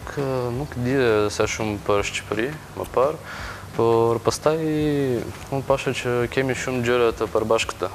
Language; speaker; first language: Albanian; non-native, learner; Bulgarian